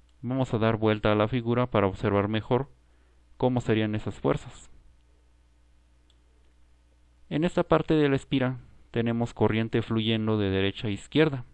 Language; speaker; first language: Spanish; native; Spanish